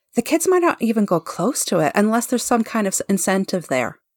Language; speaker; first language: English; native; English